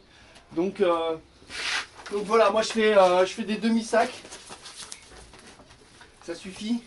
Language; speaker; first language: French; native; French